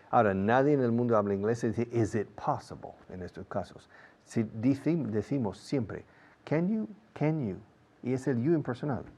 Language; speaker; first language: Spanish; non-native, fluent; English